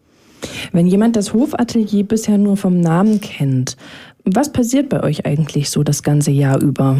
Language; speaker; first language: German; native; German